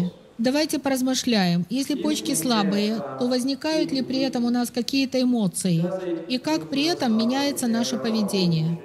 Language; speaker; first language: Russian; native; Russian